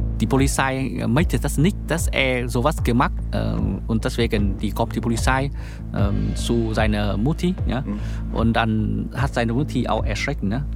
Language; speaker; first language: German; non-native, learner; Vietnamese